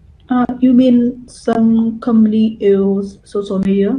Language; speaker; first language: English; non-native, learner; Vietnamese